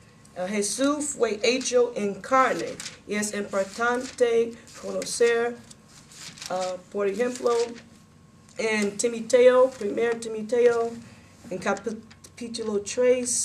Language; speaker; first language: Spanish; non-native, learner; English